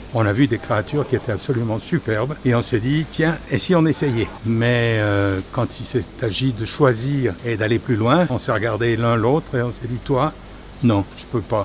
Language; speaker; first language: French; native; French